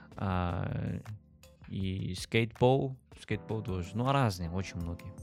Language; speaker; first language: Russian; non-native, learner; Chinese